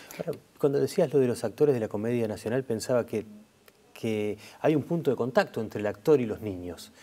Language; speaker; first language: Spanish; native; Spanish